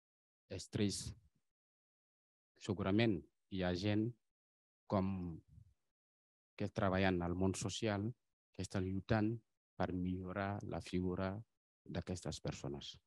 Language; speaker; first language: Catalan; non-native, fluent; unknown